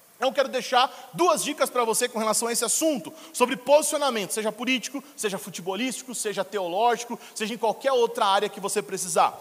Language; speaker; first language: Portuguese; native; Portuguese